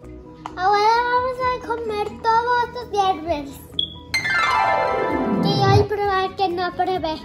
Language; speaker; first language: Spanish; early bilingual, heritage; Spanish